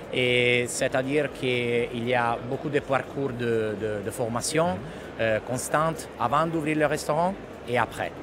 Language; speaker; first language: French; non-native, fluent; Italian